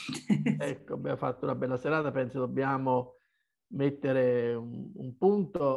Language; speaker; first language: Italian; native; Italian